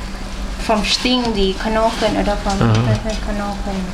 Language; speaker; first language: German; non-native, learner; Thai